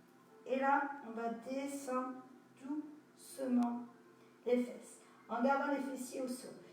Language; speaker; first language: French; native; French